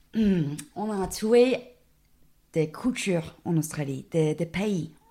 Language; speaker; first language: French; non-native, fluent; English